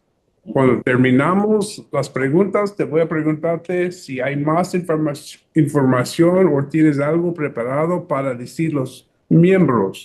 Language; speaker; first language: Spanish; early bilingual, heritage; English